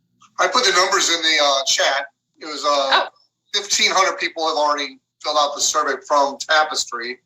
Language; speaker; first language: English; native; English